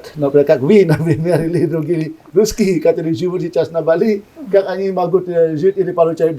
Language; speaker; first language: Russian; non-native, learner; Indonesian